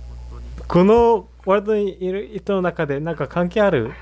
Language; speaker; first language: Japanese; native; Japanese